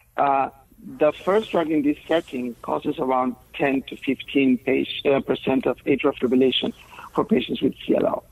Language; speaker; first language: English; non-native, fluent; Spanish